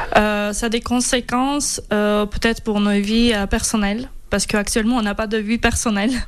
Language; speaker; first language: French; non-native, fluent; Ukrainian